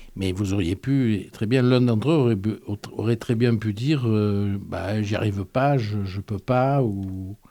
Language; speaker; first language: French; native; French